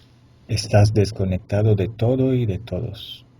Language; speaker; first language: Spanish; non-native, fluent; Italian